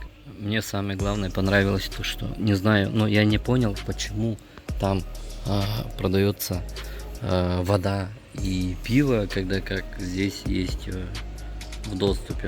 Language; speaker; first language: Russian; native; Russian